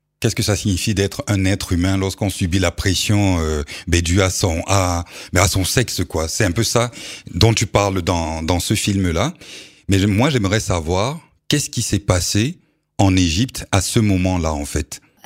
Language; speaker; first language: French; native; French